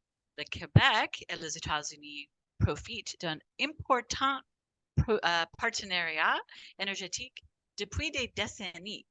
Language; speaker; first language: French; non-native, fluent; English